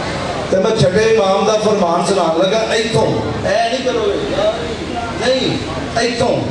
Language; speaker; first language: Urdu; non-native, local second language; Punjabi